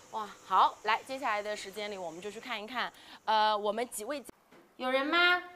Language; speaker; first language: Chinese; native; Chinese